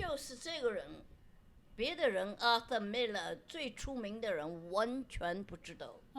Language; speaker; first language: Chinese; non-native, local second language; Wu Chinese